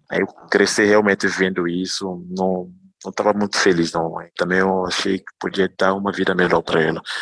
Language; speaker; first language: Portuguese; non-native, fluent; Dyula